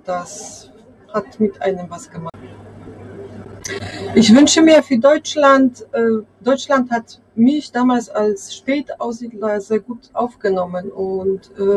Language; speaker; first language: German; non-native, fluent; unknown